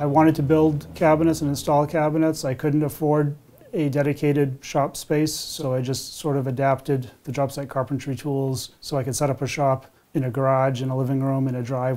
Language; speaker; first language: English; native; English